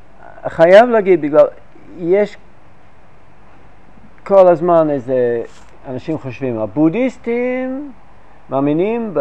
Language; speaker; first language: Hebrew; non-native, fluent; English